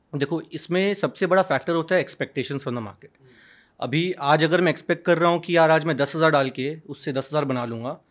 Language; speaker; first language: Hindi; native; Hindi